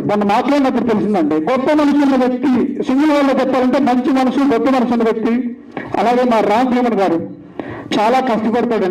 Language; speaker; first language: Telugu; native; Telugu